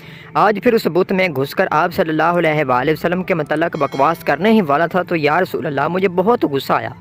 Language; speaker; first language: Urdu; native; Urdu